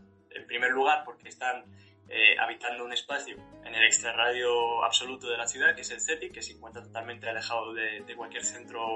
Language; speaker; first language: Spanish; native; Spanish